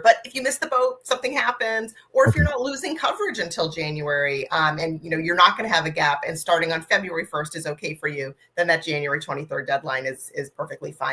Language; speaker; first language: English; native; English